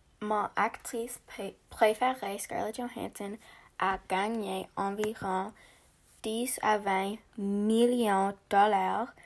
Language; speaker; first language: French; non-native, learner; English